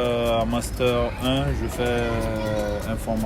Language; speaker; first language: French; non-native, local second language; Bambara